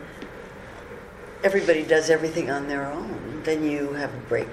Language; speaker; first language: English; native; English